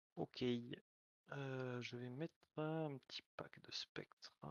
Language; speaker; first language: French; native; French